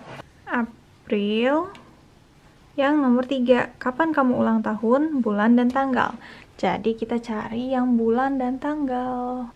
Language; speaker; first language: Indonesian; native; Indonesian